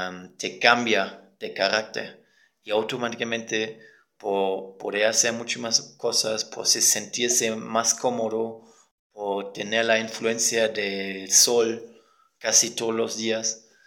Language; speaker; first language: Spanish; non-native, fluent; German